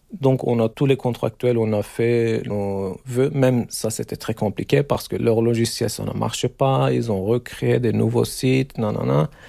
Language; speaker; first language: French; non-native, fluent; Turkish